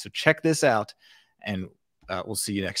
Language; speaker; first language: English; native; English